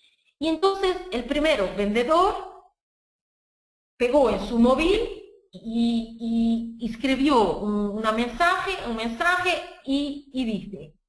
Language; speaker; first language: Spanish; non-native, fluent; Portuguese